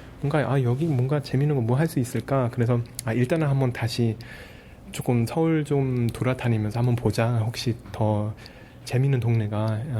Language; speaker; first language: Korean; early bilingual, heritage; Korean